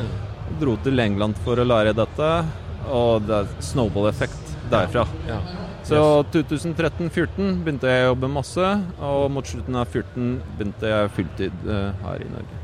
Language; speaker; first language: Norwegian; non-native, fluent; Polish